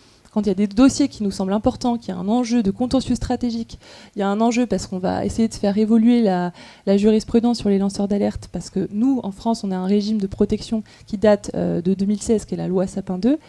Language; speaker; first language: French; native; French